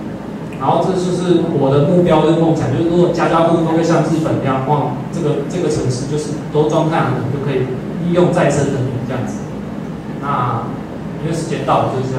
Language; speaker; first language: Chinese; native; Chinese